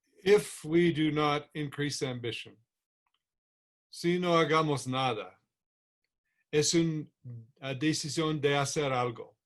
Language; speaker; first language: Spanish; non-native, learner; English